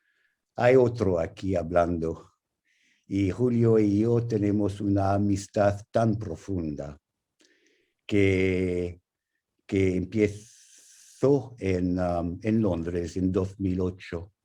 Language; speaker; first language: Spanish; non-native, fluent; English